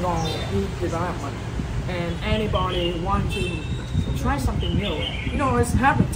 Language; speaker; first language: English; non-native, learner; Vietnamese